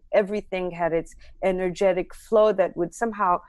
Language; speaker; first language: English; non-native, fluent; Armenian